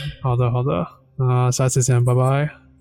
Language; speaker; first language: Chinese; non-native, fluent; English